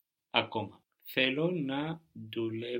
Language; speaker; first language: Greek; non-native, learner; English